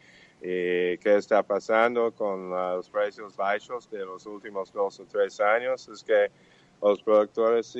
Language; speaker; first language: Portuguese; non-native, learner; Spanish